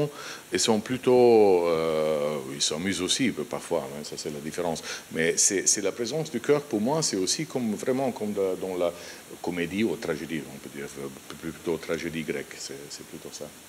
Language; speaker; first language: French; non-native, fluent; Slovenian